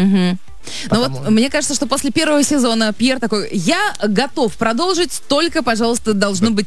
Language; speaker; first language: Russian; native; Russian